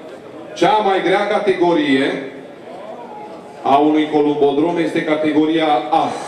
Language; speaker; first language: Romanian; native; Romanian